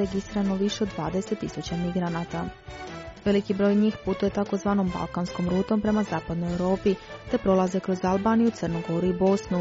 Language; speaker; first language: Croatian; native; Croatian